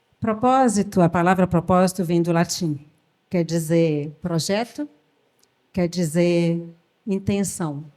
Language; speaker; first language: Portuguese; early bilingual, other home language; French